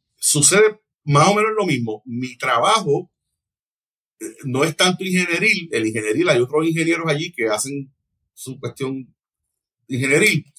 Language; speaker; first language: Spanish; native; Spanish